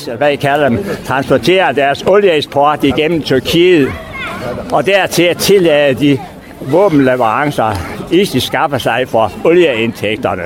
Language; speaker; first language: Danish; native; Danish